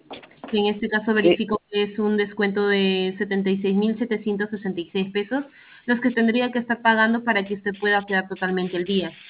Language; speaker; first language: Spanish; native; Spanish